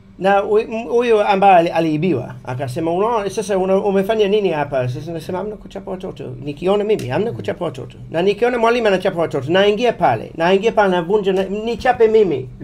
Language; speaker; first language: Swahili; non-native, fluent; English